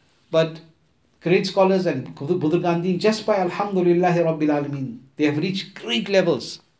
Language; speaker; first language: English; early bilingual, other home language; Urdu